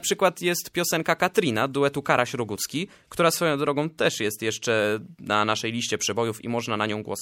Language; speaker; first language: Polish; native; Polish